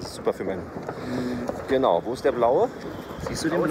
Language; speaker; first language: German; native; German